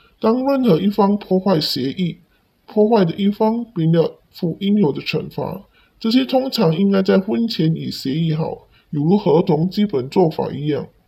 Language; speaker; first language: Chinese; non-native, local second language; Cantonese